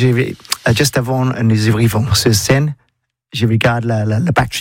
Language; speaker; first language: French; non-native, learner; English